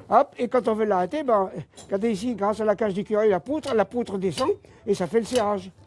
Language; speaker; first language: French; non-native, local second language; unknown